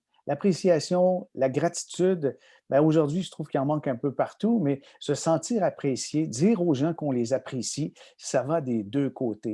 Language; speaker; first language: French; native; French